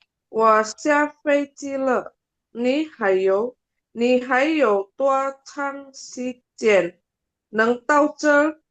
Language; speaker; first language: Chinese; non-native, learner; Indonesian